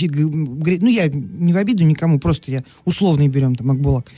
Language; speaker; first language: Russian; native; Russian